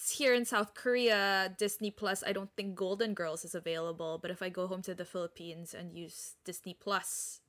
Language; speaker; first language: English; non-native, local second language; Filipino